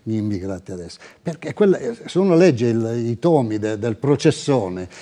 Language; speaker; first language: Italian; native; Italian